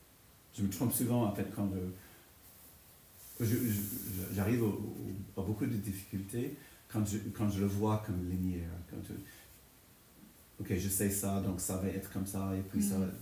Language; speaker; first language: French; non-native, fluent; English